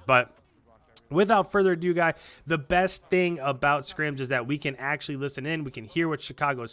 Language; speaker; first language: English; native; English